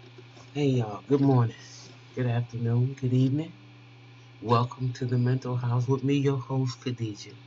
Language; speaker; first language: English; native; English